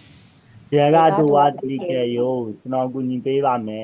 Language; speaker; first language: Korean; non-native, learner; Burmese